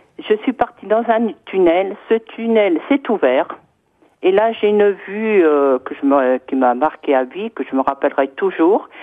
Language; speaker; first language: French; native; French